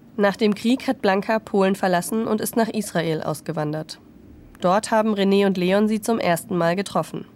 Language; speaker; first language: German; native; German